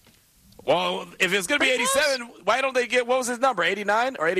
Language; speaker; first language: English; native; English